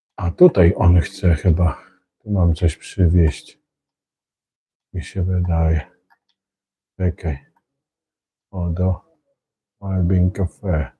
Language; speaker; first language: Polish; native; Polish